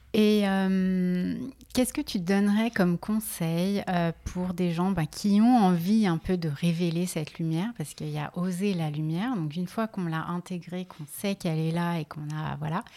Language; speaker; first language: French; native; French